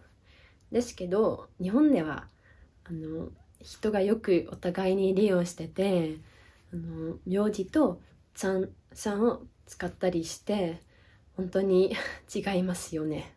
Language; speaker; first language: Japanese; non-native, fluent; Dutch